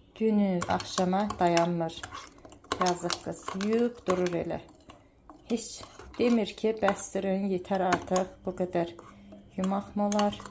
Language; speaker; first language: Azerbaijani; early bilingual, heritage; Azerbaijani